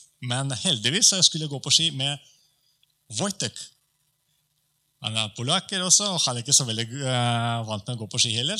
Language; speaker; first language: Norwegian; non-native, fluent; Polish